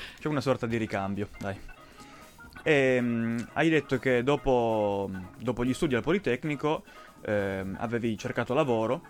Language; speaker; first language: Italian; native; Italian